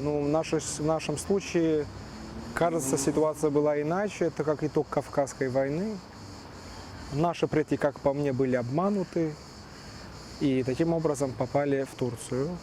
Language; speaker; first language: Russian; early bilingual, other home language; Turkish